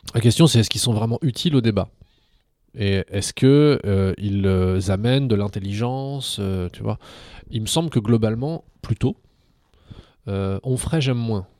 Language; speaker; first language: French; early bilingual, other home language; Arabic